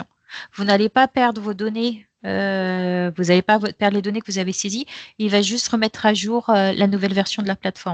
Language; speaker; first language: French; native; French